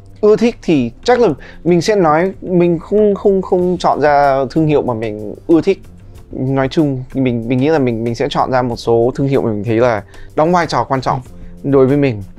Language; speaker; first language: Vietnamese; early bilingual, heritage; Vietnamese